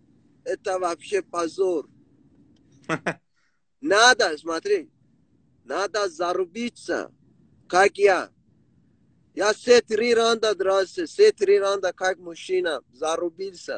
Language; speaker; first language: Russian; non-native, local second language; Persian